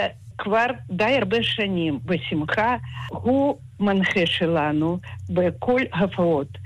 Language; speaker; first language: Hebrew; non-native, fluent; Russian